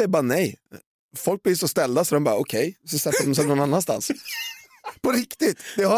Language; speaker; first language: Swedish; native; Swedish